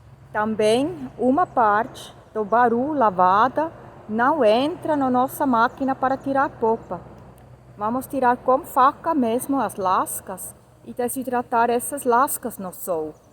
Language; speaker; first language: Portuguese; non-native, fluent; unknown